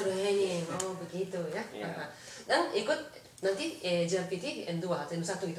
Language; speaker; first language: Indonesian; non-native, fluent; Japanese